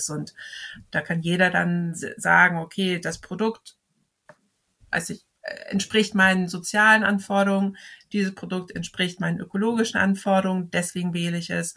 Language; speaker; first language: German; native; German